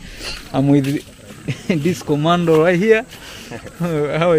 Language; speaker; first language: English; non-native, fluent; Rundi